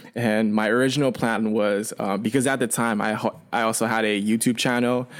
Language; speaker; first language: English; early bilingual, other home language; Chinese